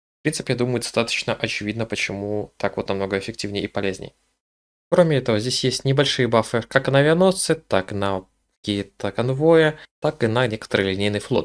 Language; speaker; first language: Russian; native; Russian